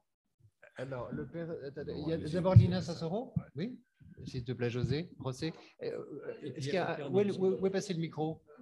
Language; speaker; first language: French; native; French